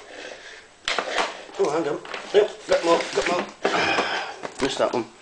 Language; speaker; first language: English; native; English